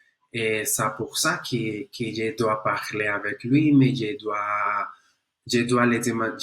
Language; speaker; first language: French; non-native, learner; Spanish